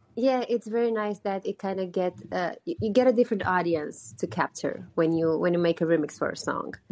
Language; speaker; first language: English; non-native, fluent; Romanian